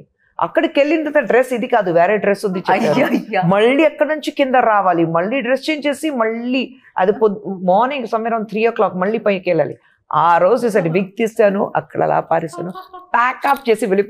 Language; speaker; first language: Telugu; non-native, fluent; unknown